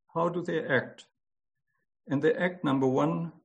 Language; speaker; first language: English; non-native, fluent; German